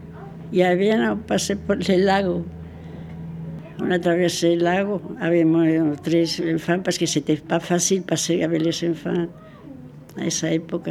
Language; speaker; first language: French; non-native, learner; Spanish